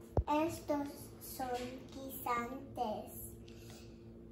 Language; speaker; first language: Spanish; early bilingual, heritage; English